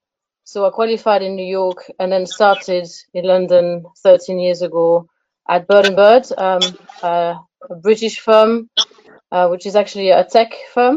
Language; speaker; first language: English; non-native, fluent; French